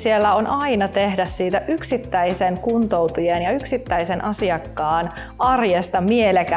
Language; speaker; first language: Finnish; native; Finnish